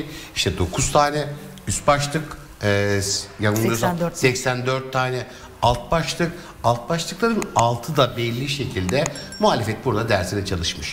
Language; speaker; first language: Turkish; native; Turkish